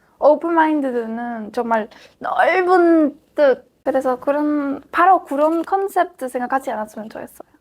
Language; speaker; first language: Korean; non-native, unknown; Spanish